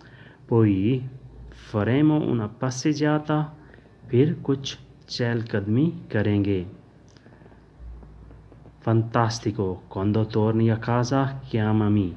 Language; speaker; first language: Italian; non-native, learner; Urdu